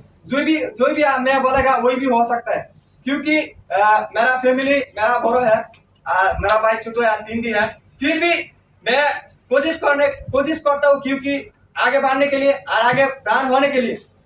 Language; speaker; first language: Hindi; non-native, learner; Bangla